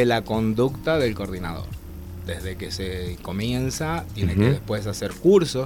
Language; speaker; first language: Spanish; native; Spanish